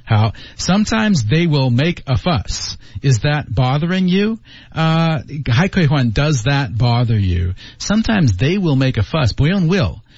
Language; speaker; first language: English; native; English